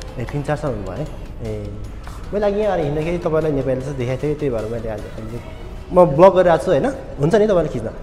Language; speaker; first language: Nepali; non-native, local second language; Sherpa